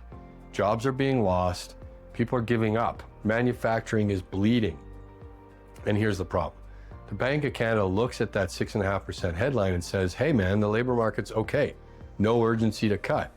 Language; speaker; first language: English; native; English